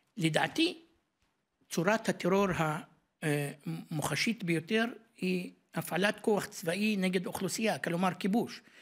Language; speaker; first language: Hebrew; non-native, local second language; Arabic